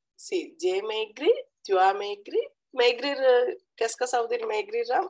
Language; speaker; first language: French; non-native, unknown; Telugu